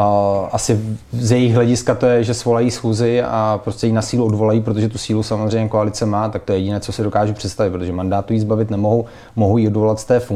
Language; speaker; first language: Czech; native; Czech